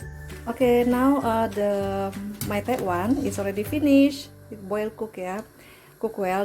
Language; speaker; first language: English; non-native, learner; Indonesian